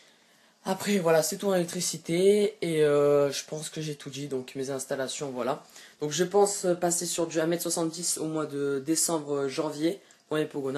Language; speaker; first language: French; native; French